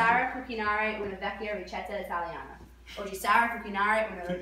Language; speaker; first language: Italian; non-native, learner; English